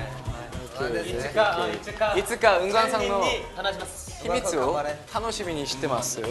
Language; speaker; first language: Japanese; non-native, fluent; Korean